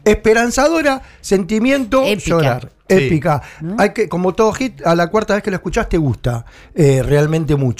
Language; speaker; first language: Spanish; native; Spanish